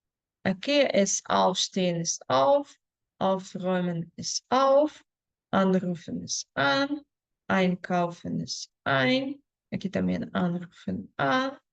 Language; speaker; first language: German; non-native, fluent; Spanish